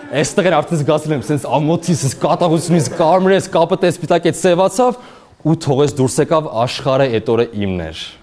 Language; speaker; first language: Armenian; early bilingual, heritage; Armenian